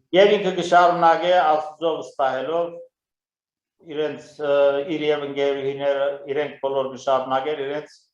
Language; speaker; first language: Armenian; native; Armenian